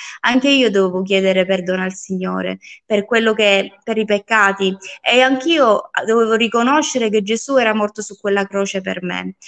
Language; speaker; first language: Italian; early bilingual, other home language; Polish